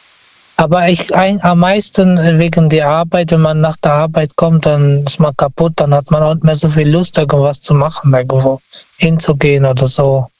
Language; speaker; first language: German; non-native, fluent; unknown